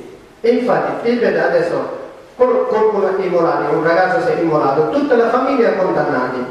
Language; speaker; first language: Italian; non-native, learner; Tibetan